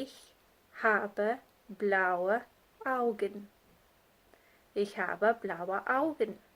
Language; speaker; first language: German; non-native, fluent; English